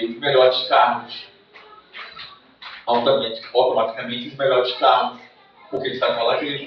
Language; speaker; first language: Portuguese; native; Portuguese